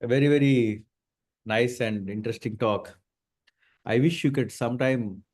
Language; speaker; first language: English; non-native, local second language; Telugu